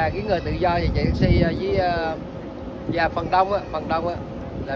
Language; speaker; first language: Vietnamese; native; Vietnamese